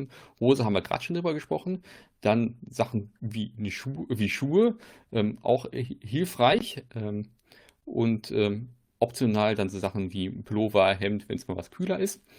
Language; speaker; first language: German; native; German